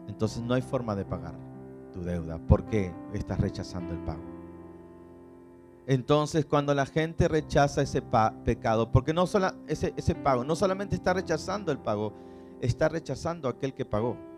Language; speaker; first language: Spanish; native; Spanish